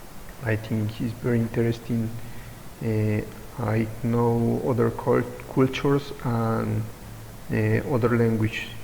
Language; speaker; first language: English; non-native, learner; Spanish